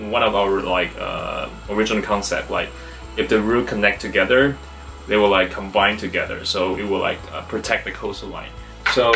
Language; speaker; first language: English; non-native, fluent; Chinese